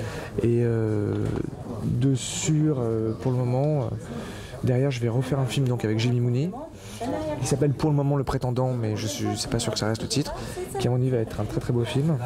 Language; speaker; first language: French; native; French